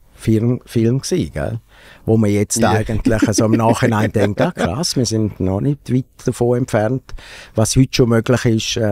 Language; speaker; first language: German; native; German